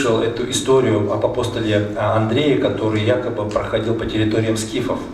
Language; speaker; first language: Russian; native; Russian